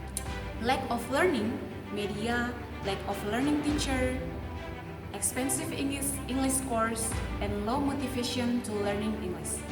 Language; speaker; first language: English; non-native, learner; Indonesian